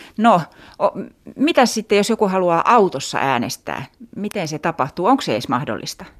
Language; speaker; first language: Finnish; native; Finnish